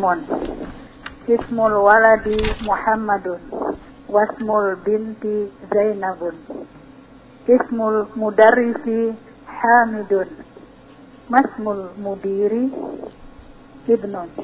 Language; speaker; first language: Arabic; non-native, learner; Indonesian